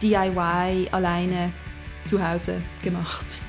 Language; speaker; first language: German; non-native, local second language; English